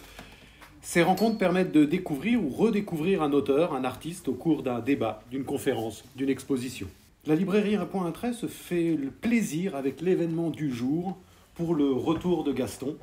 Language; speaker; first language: French; native; French